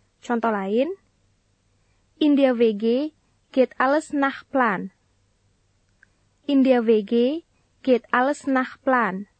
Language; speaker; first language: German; non-native, fluent; Indonesian